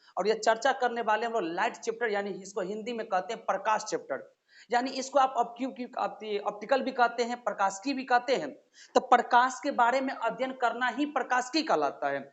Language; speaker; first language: Hindi; native; Hindi